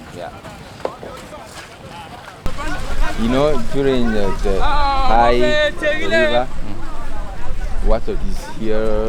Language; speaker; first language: English; non-native, fluent; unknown